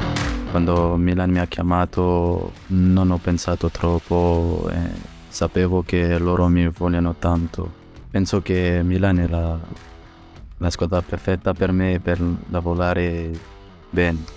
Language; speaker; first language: Italian; non-native, fluent; French